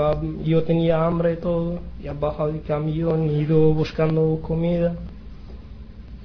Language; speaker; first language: Spanish; non-native, learner; Arabic